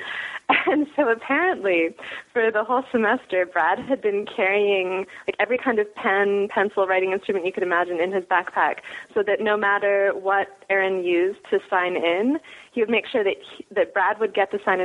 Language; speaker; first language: English; native; English